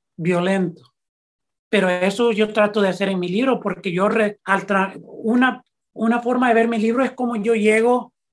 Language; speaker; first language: Spanish; early bilingual, heritage; Spanish